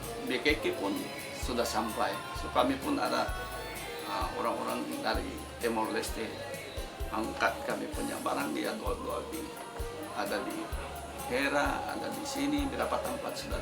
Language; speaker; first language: Indonesian; non-native, fluent; Filipino